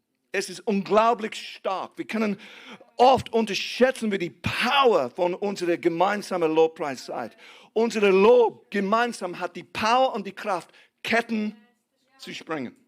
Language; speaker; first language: German; non-native, fluent; English